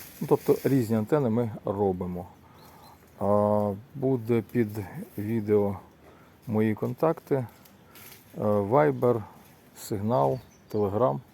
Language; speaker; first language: Ukrainian; non-native, local second language; Russian